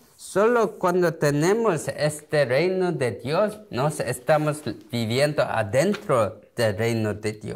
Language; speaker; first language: Spanish; non-native, learner; Korean